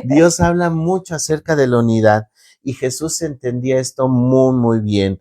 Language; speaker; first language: Spanish; native; Spanish